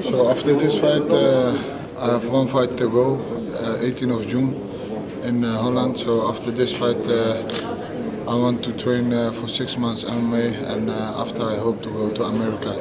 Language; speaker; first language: English; non-native, learner; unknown